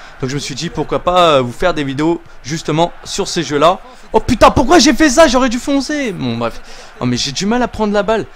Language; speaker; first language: French; native; French